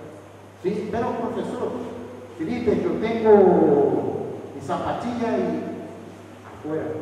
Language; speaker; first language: Spanish; non-native, fluent; Portuguese